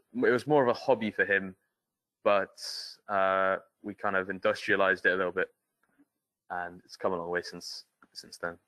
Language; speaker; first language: English; native; English